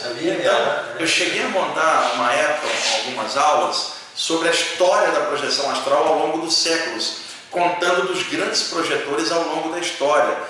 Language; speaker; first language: Portuguese; native; Portuguese